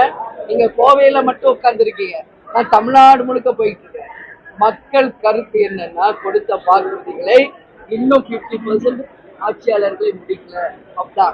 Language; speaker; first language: Tamil; native; Tamil